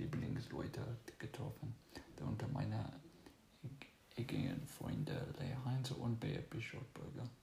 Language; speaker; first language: German; non-native, fluent; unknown